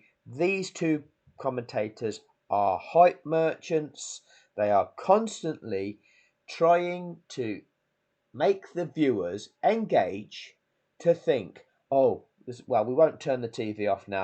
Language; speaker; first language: English; native; English